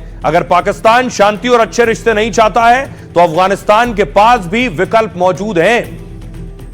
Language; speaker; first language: Hindi; native; Hindi